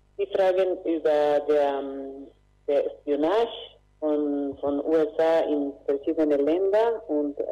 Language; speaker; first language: German; non-native, learner; Spanish